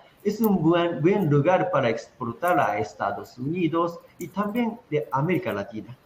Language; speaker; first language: Spanish; non-native, fluent; Japanese